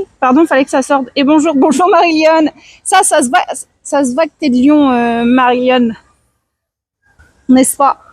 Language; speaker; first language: French; native; French